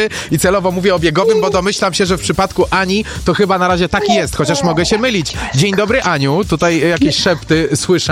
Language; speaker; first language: Polish; native; Polish